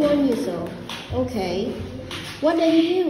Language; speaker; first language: English; non-native, fluent; Vietnamese